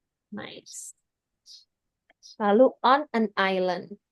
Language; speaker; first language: English; non-native, fluent; Indonesian